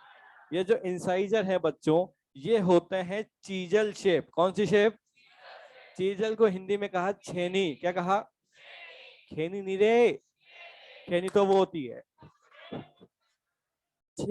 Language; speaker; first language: Hindi; native; Hindi